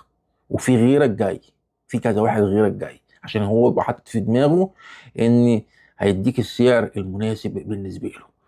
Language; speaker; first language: Arabic; native; Arabic